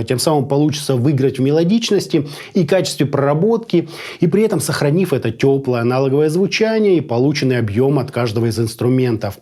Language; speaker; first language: Russian; native; Russian